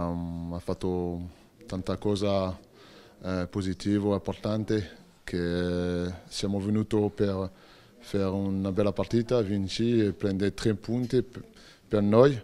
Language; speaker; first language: Italian; non-native, learner; French